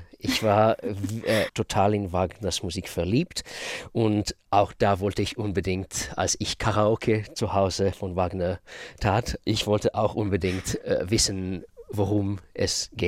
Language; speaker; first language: German; non-native, fluent; Russian